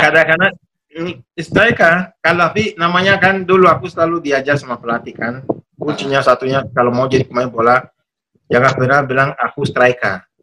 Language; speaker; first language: Indonesian; non-native, fluent; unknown